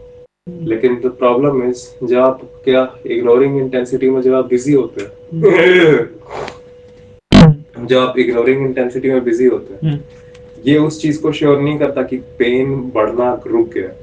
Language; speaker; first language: Hindi; native; Hindi